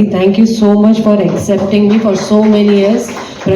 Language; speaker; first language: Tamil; non-native, fluent; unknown